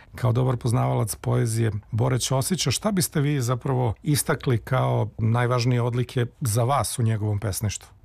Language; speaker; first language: Serbian; native; Serbian